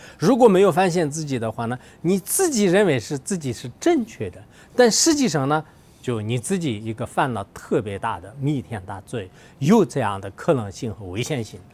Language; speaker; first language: Chinese; non-native, local second language; Tibetan